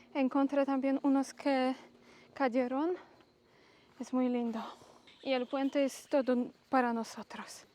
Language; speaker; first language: Spanish; non-native, learner; Polish